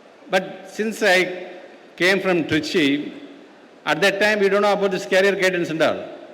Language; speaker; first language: English; non-native, local second language; Tamil